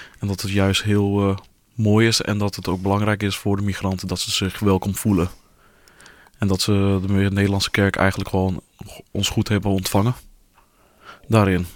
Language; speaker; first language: Dutch; early bilingual, other home language; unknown